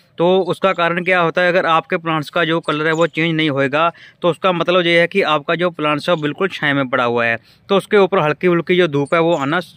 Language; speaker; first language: Hindi; non-native, local second language; Punjabi